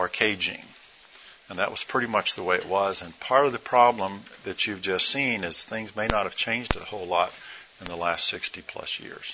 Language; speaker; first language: English; native; English